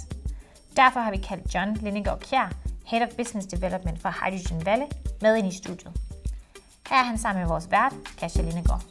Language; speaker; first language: Danish; native; Danish